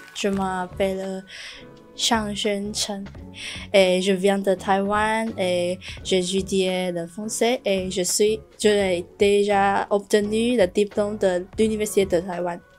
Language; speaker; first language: French; non-native, learner; Chinese